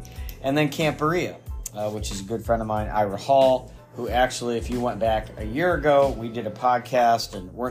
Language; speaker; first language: English; native; English